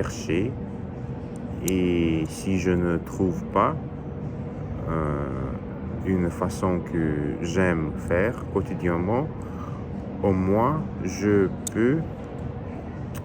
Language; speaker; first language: French; non-native, learner; Russian